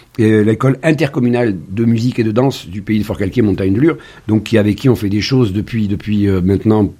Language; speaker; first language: French; native; French